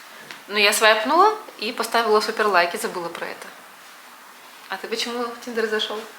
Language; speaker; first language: Russian; native; Russian